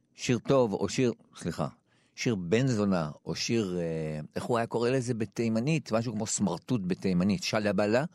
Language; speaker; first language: Hebrew; native; Hebrew